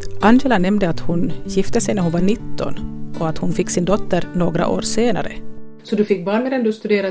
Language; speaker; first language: Swedish; native; Swedish